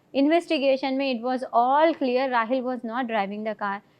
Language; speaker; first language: Hindi; non-native, local second language; Telugu